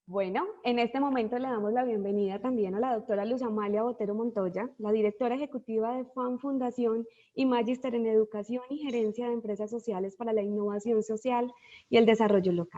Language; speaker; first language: Spanish; native; Spanish